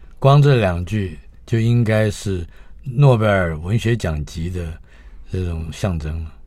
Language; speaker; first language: Chinese; native; Chinese